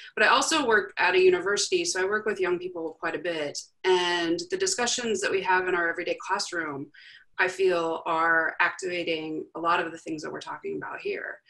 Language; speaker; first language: English; native; English